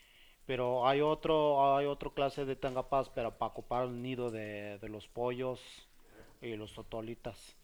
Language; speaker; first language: Spanish; non-native, local second language; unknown